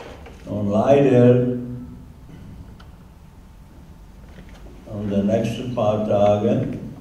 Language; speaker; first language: German; non-native, learner; Hungarian